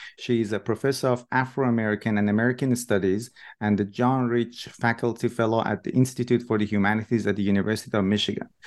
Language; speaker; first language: English; non-native, fluent; Persian